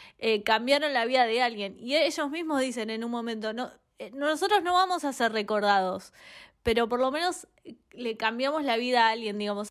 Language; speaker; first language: Spanish; native; Spanish